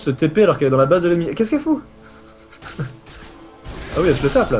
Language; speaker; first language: French; native; French